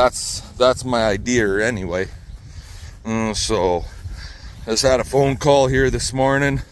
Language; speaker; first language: English; native; English